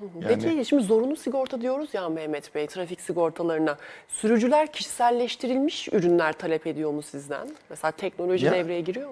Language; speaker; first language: Turkish; native; Turkish